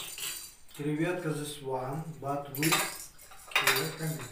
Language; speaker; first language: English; non-native, learner; Russian